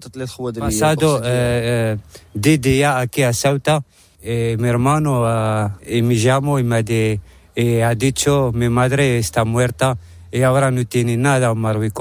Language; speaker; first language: Spanish; non-native, learner; Arabic